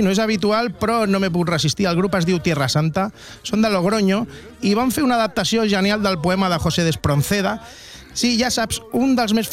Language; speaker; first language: Catalan; native; Catalan